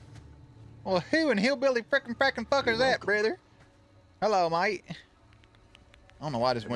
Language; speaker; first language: English; native; English